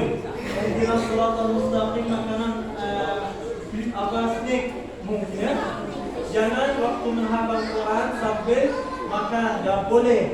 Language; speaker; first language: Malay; non-native, learner; Arabic